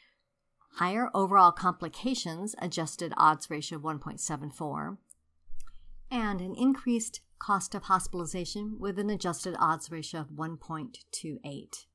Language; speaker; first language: English; native; English